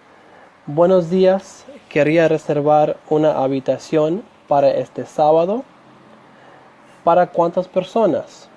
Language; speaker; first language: Spanish; non-native, fluent; English